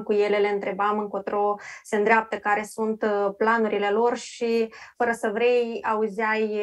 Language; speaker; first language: Romanian; native; Romanian